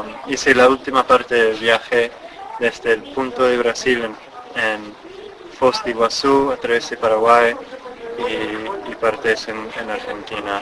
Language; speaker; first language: Spanish; non-native, fluent; English